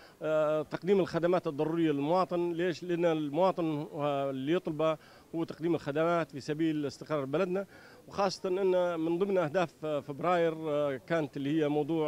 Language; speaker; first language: Arabic; native; Arabic